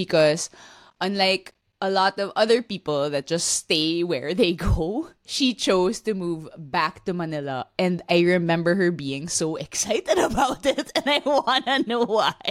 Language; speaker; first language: English; non-native, local second language; Filipino